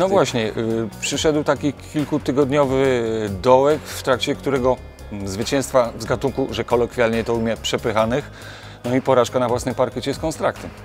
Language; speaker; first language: Polish; native; Polish